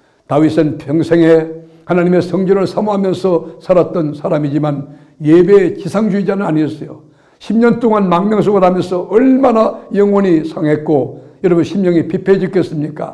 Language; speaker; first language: Korean; native; Korean